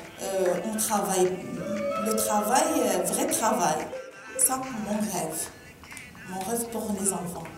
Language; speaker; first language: French; non-native, learner; Arabic